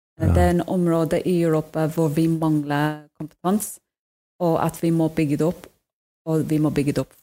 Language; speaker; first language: Norwegian; non-native, fluent; English